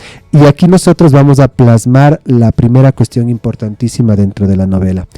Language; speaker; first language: Spanish; native; Spanish